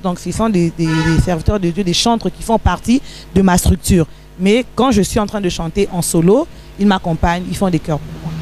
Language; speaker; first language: French; non-native, local second language; Lingala